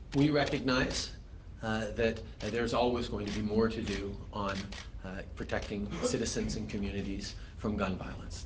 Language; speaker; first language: English; early bilingual, other home language; French